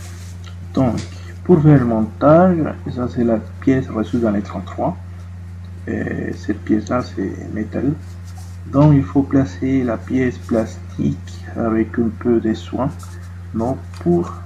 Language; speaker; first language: French; non-native, fluent; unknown